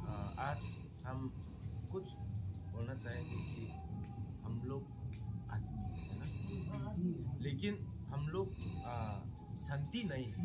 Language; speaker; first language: Hindi; non-native, local second language; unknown